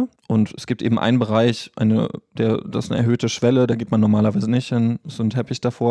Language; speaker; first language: German; native; German